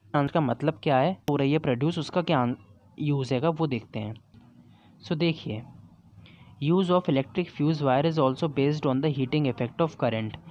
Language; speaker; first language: Hindi; native; Hindi